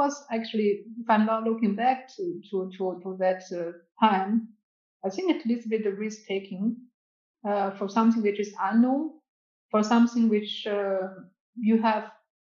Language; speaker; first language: English; non-native, fluent; Chinese